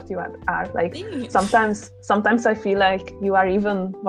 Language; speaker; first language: English; non-native, fluent; Hungarian